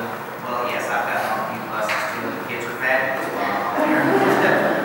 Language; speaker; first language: English; native; English